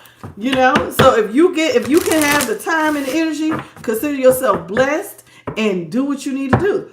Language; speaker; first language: English; native; English